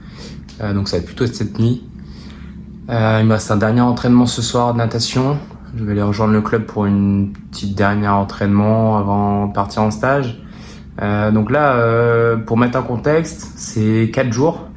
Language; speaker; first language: French; native; French